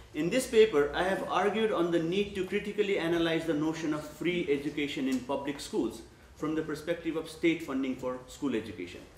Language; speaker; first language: English; non-native, local second language; Nepali